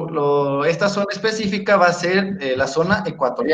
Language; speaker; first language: Spanish; native; Spanish